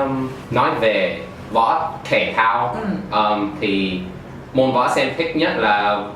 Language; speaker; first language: Vietnamese; non-native, fluent; English